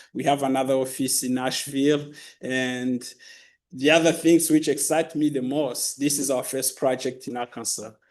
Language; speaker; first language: English; non-native, local second language; Kinyarwanda